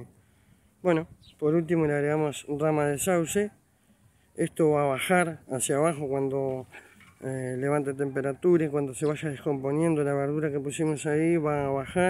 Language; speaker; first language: Spanish; native; Spanish